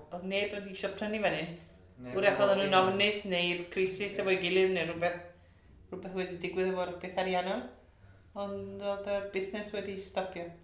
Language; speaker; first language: Welsh; early bilingual, heritage; Welsh